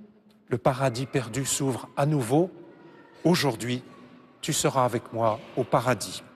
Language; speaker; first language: French; native; French